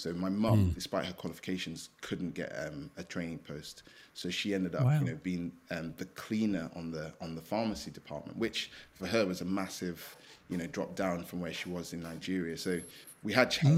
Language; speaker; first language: English; native; English